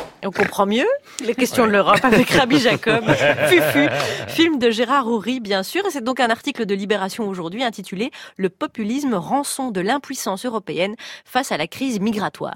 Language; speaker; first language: French; native; French